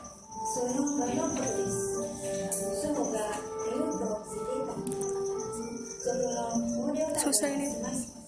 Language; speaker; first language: Japanese; non-native, learner; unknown